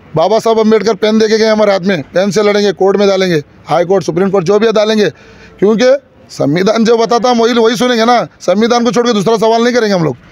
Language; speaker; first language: Hindi; native; Hindi